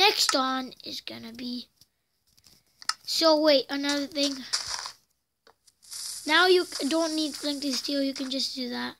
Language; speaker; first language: English; native; English